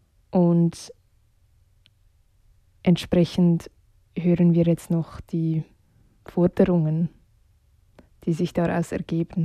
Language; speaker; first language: German; native; German